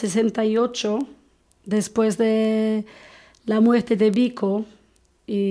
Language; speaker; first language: Spanish; non-native, fluent; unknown